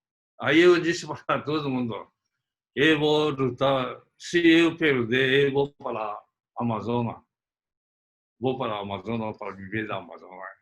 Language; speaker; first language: Portuguese; early bilingual, other home language; Japanese